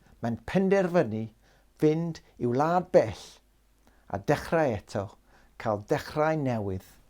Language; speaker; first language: Welsh; non-native, local second language; English